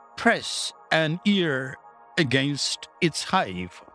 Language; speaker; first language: English; non-native, local second language; Tamil